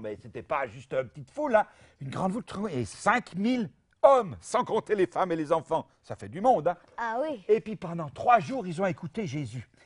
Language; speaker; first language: French; native; French